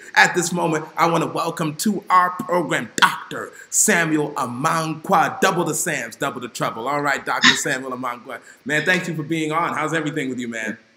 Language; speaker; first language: English; native; English